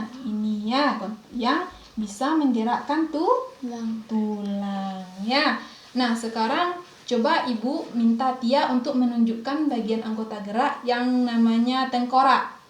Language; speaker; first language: Indonesian; native; Indonesian